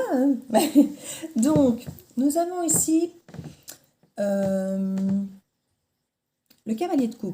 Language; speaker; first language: French; native; French